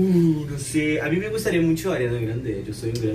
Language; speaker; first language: Spanish; non-native, fluent; Portuguese